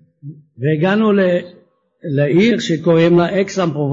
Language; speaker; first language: Hebrew; non-native, fluent; French